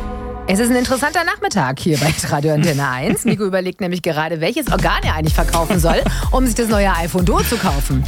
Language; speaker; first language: German; native; German